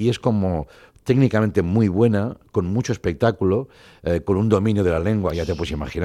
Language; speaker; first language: Spanish; non-native, local second language; Catalan